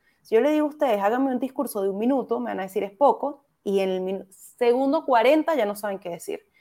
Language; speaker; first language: Spanish; native; Spanish